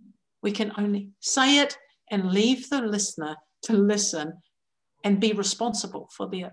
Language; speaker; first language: English; native; English